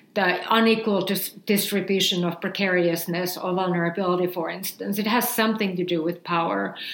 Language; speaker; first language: English; non-native, fluent; Finnish